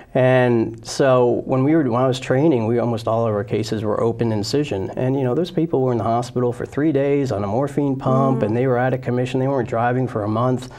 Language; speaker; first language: English; native; English